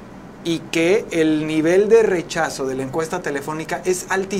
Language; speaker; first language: Spanish; native; Spanish